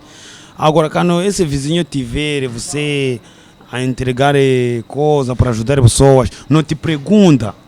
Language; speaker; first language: Portuguese; non-native, learner; Kinyarwanda